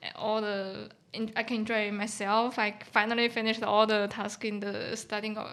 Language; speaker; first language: English; non-native, fluent; Chinese